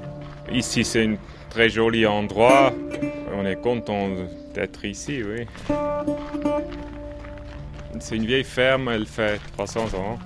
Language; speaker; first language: French; non-native, local second language; German